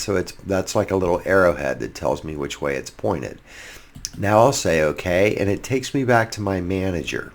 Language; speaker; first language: English; native; English